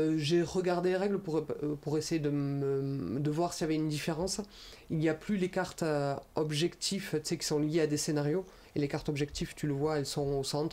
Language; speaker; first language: French; native; French